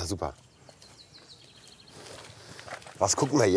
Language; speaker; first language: German; native; German